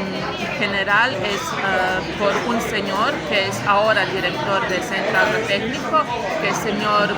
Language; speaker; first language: Spanish; non-native, fluent; Croatian